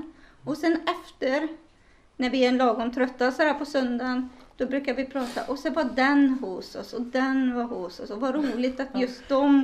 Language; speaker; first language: Swedish; native; Swedish